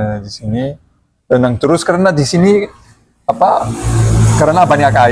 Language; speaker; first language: Indonesian; non-native, learner; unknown